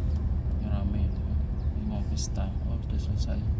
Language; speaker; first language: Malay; non-native, local second language; Minangkabau